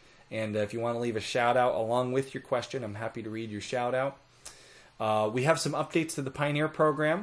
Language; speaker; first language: English; native; English